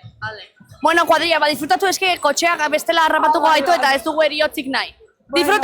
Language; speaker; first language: Basque; native; Basque